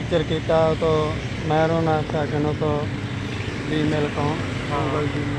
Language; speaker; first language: Filipino; non-native, learner; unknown